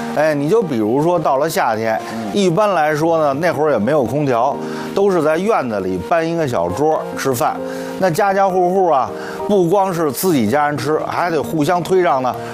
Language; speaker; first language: Chinese; native; Chinese